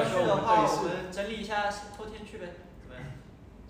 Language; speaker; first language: Chinese; native; Chinese